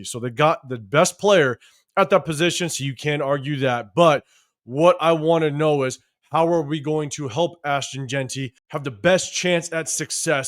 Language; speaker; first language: English; native; English